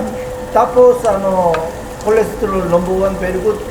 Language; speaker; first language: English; non-native, learner; Korean